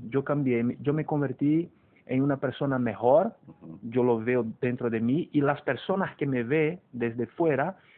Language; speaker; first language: Spanish; non-native, fluent; Portuguese